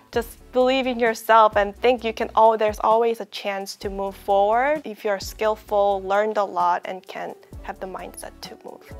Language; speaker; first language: English; non-native, fluent; Korean